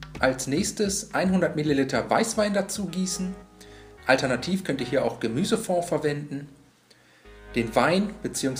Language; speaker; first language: German; native; German